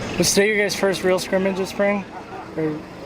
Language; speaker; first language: English; native; English